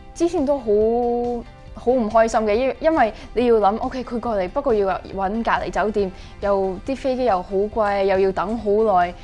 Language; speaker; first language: Cantonese; early bilingual, heritage; Cantonese